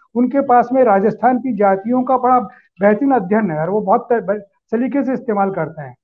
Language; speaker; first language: Hindi; native; Hindi